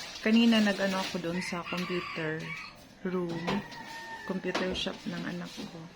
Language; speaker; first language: Filipino; non-native, local second language; Cebuano